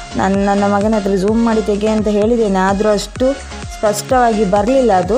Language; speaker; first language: Kannada; non-native, local second language; Tulu